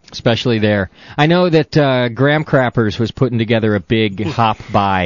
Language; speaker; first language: English; native; English